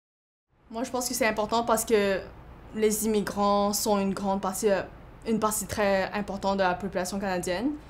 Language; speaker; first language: French; early bilingual, other home language; Chinese